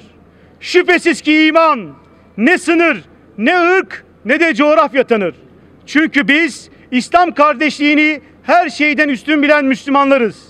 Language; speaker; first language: Turkish; native; Turkish